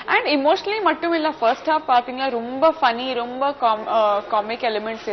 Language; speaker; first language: Tamil; non-native, fluent; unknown